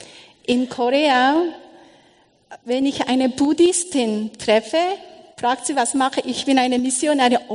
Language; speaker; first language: German; non-native, learner; Korean